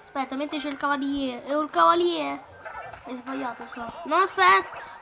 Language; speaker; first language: Italian; native; Italian